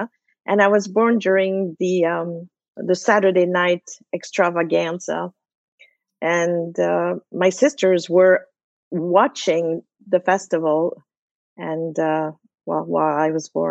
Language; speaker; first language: English; non-native, fluent; French